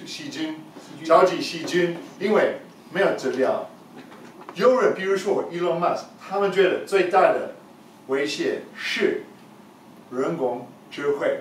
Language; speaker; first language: Chinese; non-native, learner; English